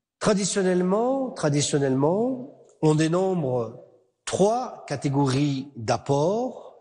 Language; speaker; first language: French; non-native, local second language; Arabic